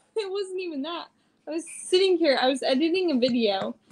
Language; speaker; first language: English; native; English